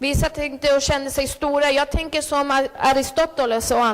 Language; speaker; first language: Swedish; early bilingual, other home language; Spanish